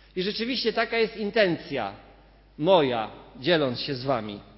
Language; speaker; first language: Polish; native; Polish